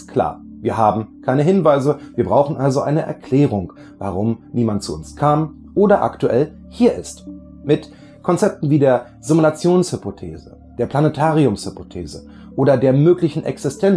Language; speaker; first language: German; native; German